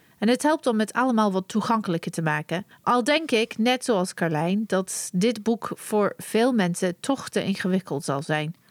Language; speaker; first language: Dutch; non-native, fluent; English